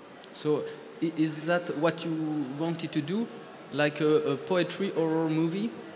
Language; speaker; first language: English; non-native, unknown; French